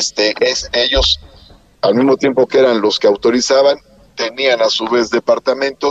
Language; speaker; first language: Spanish; native; Spanish